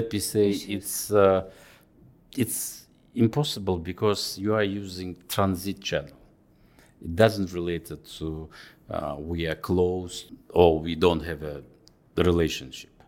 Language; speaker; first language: English; non-native, fluent; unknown